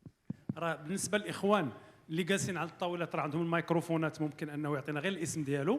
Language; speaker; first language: Arabic; native; Arabic